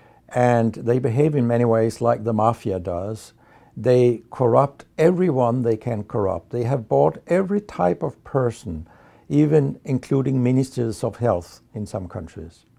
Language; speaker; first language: English; non-native, fluent; Danish